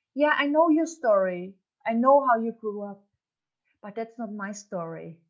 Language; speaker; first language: English; non-native, fluent; German